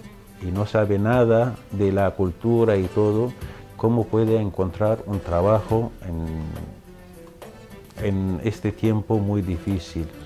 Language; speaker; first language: Spanish; non-native, fluent; Arabic